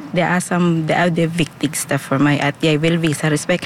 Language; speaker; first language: Norwegian; non-native, learner; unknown